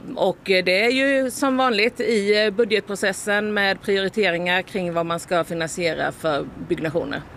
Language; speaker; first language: Swedish; native; Swedish